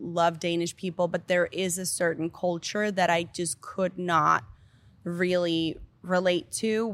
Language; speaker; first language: English; non-native, fluent; Danish